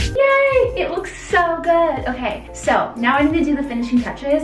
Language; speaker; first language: English; native; English